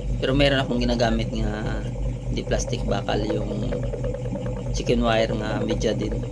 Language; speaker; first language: Filipino; non-native, local second language; Cebuano